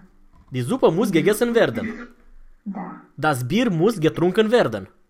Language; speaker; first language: German; non-native, fluent; Romanian